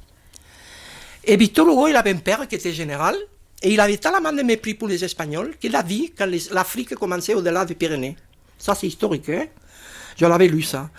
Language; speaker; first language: French; non-native, fluent; Catalan